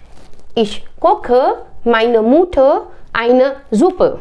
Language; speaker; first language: German; non-native, fluent; Hindi